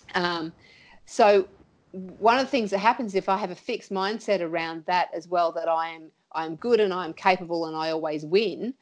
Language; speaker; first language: English; native; English